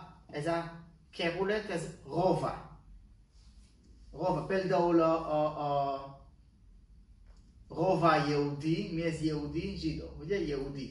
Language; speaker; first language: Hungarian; non-native, learner; Hebrew